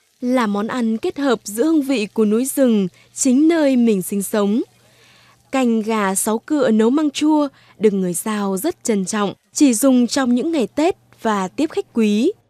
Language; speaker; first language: Vietnamese; native; Vietnamese